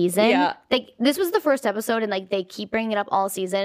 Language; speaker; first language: English; native; English